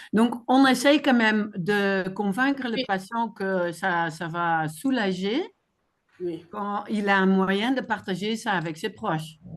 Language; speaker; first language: French; non-native, fluent; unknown